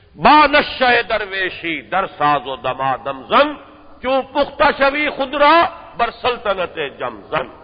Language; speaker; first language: Urdu; native; Urdu